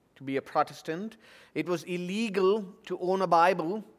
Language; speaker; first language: English; non-native, local second language; Tamil